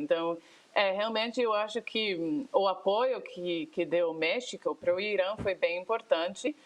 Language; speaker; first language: Portuguese; non-native, fluent; English